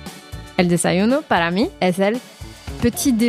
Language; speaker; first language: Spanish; non-native, fluent; French